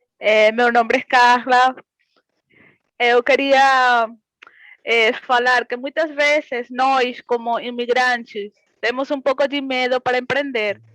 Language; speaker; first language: Portuguese; non-native, fluent; Spanish